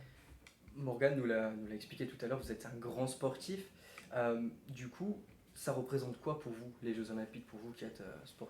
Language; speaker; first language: French; native; French